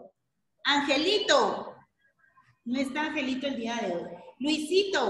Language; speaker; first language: Spanish; native; Spanish